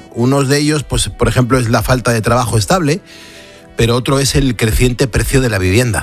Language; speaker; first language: Spanish; native; Spanish